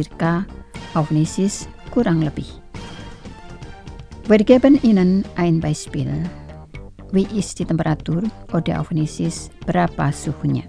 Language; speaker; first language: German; non-native, fluent; Indonesian